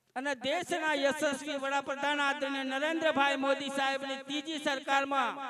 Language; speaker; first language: Gujarati; native; Gujarati